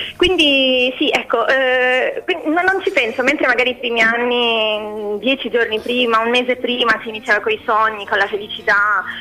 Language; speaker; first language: Italian; non-native, fluent; Albanian